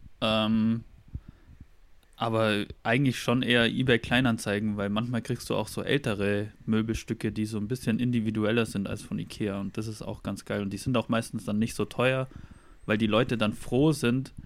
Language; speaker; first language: German; native; German